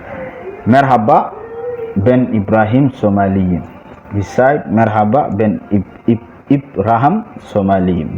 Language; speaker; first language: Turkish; non-native, learner; Somali